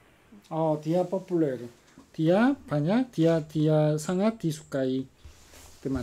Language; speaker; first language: Indonesian; non-native, learner; Korean